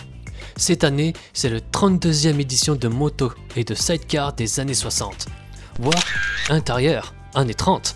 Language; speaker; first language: French; native; French